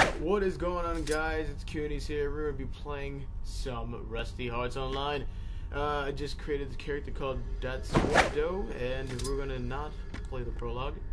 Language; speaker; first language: English; native; English